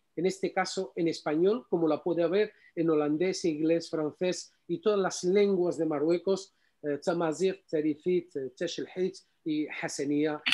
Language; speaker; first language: Spanish; non-native, fluent; Arabic